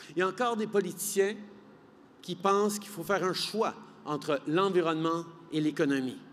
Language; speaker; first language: French; early bilingual, heritage; French